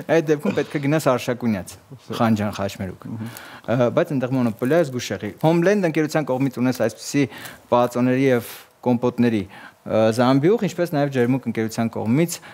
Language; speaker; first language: Armenian; native; Armenian